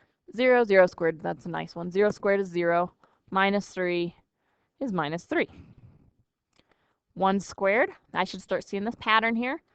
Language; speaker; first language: English; native; English